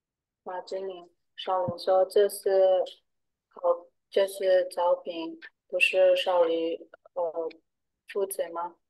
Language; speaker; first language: Chinese; non-native, learner; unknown